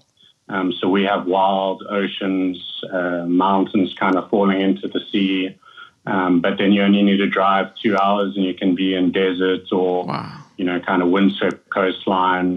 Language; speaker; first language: English; native; English